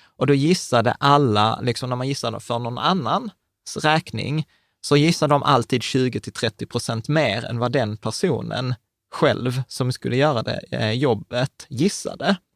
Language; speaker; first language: Swedish; native; Swedish